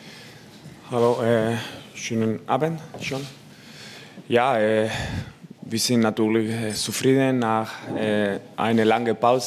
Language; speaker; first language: German; non-native, learner; Spanish